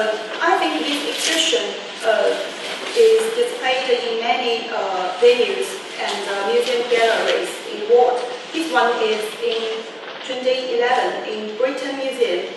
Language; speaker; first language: English; non-native, learner; Chinese